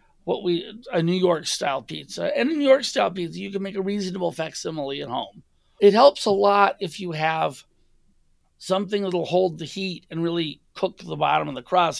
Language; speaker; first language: English; native; English